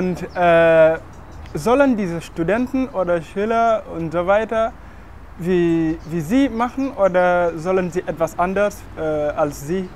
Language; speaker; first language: German; non-native, fluent; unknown